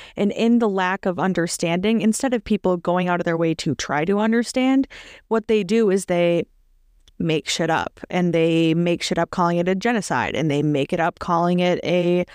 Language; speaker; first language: English; native; English